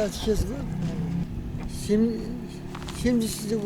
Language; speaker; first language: Russian; non-native, local second language; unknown